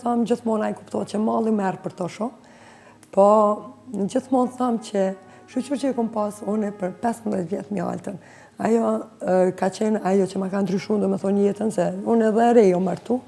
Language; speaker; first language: Albanian; native; Albanian